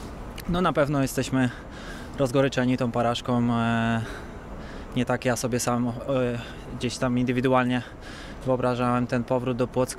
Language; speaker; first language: Polish; native; Polish